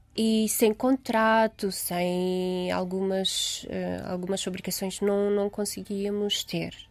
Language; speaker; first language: Portuguese; non-native, fluent; Romanian